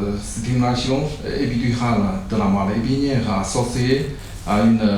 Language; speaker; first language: French; non-native, learner; Chinese